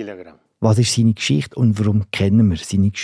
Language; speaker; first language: German; native; German